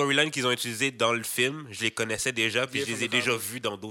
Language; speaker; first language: French; native; French